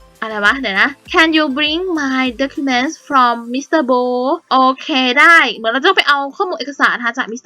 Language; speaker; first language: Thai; native; Thai